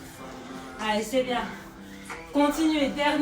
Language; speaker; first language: French; native; French